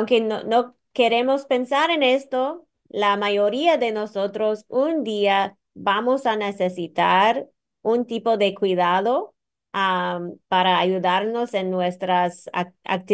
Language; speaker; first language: Spanish; non-native, fluent; English